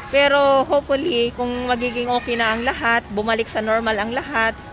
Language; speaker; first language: Filipino; non-native, local second language; Cebuano